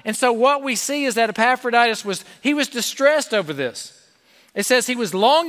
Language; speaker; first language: English; native; English